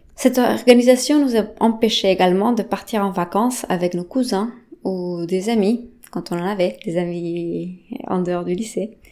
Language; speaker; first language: French; non-native, fluent; Spanish